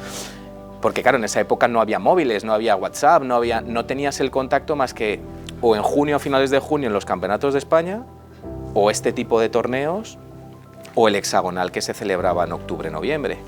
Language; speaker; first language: Spanish; native; Spanish